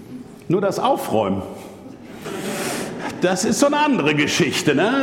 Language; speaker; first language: German; native; German